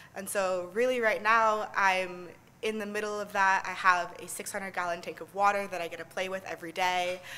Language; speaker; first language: English; native; English